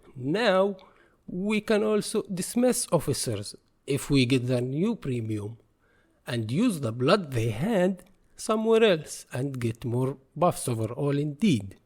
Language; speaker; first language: English; non-native, fluent; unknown